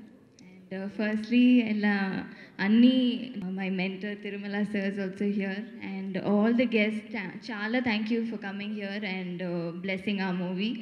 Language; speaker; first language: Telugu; non-native, learner; Tamil